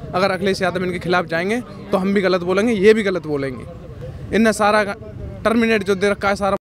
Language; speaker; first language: Hindi; native; Hindi